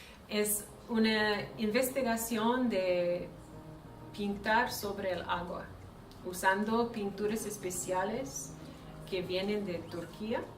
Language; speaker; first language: Spanish; non-native, fluent; English